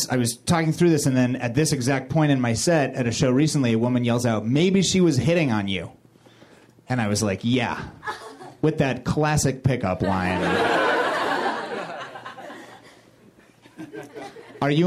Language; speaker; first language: English; native; English